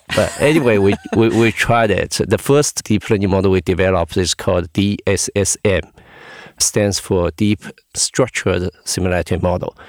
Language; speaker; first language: English; non-native, fluent; Chinese